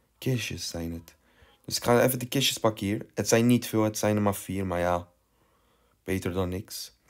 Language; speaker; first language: Dutch; early bilingual, other home language; Turkish